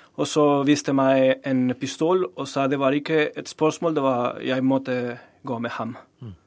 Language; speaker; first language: Norwegian; non-native, learner; Spanish